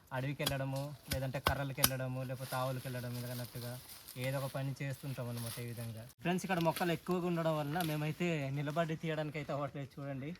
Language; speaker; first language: Telugu; non-native, local second language; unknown